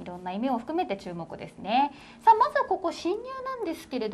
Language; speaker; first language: Japanese; native; Japanese